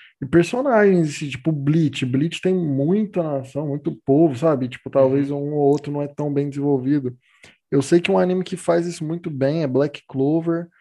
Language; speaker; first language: Portuguese; native; Portuguese